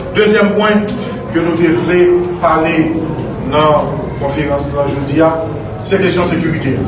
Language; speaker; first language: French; non-native, local second language; Haitian Creole